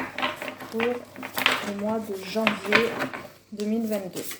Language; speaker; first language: French; native; French